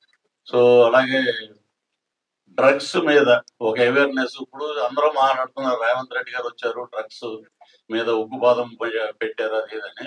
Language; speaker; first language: Telugu; native; Telugu